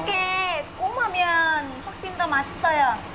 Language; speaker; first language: Korean; non-native, learner; Vietnamese